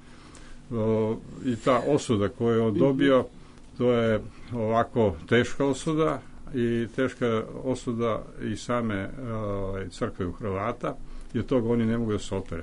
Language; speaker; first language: Serbian; native; Serbian